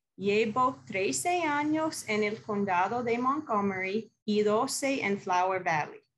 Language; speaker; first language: Spanish; non-native, fluent; English